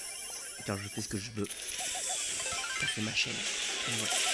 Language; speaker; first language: French; native; French